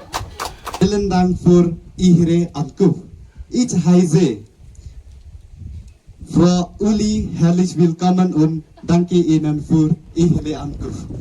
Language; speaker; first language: German; non-native, learner; Khasi